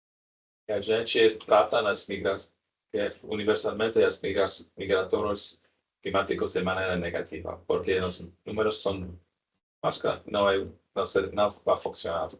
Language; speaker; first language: Portuguese; non-native, learner; Spanish